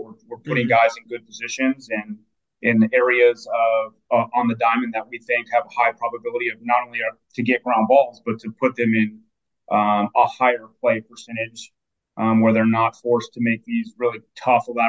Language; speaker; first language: English; native; English